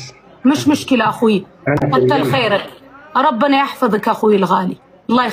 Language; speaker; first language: Arabic; non-native, fluent; Amharic